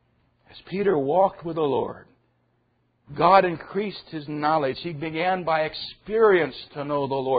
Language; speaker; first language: English; native; English